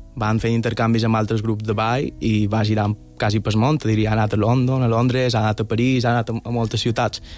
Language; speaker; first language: Catalan; early bilingual, other home language; Bulgarian